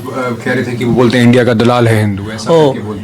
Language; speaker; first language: Hindi; native; Hindi